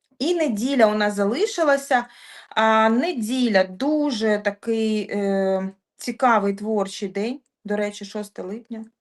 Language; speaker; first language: Ukrainian; native; Ukrainian